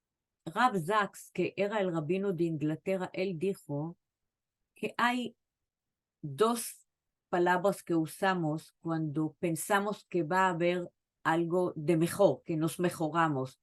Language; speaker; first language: Spanish; non-native, fluent; Hebrew